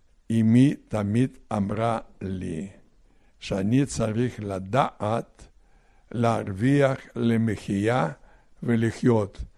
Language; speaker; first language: Hebrew; non-native, fluent; Polish